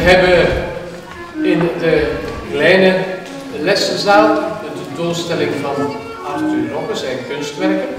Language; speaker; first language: Dutch; native; Dutch